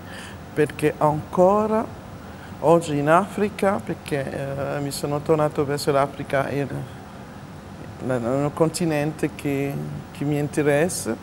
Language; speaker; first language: Italian; non-native, fluent; French